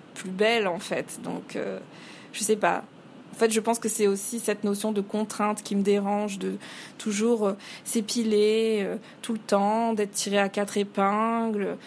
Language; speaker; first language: French; native; French